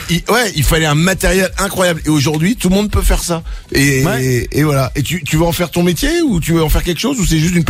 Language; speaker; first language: French; native; French